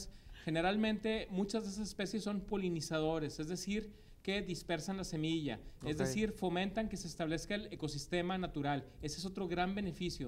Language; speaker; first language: Spanish; native; Spanish